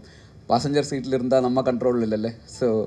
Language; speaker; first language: Tamil; non-native, learner; Malayalam